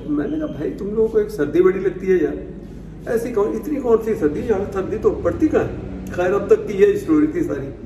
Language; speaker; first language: Urdu; native; Urdu